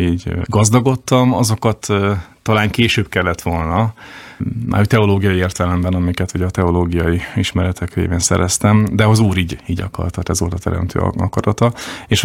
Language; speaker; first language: Hungarian; native; Hungarian